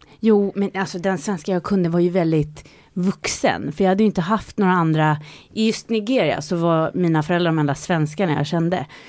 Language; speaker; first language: Swedish; native; Swedish